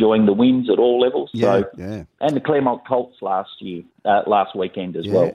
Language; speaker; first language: English; native; English